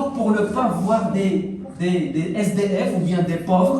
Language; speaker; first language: French; non-native, local second language; Arabic